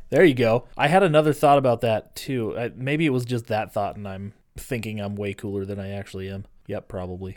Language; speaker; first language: English; native; English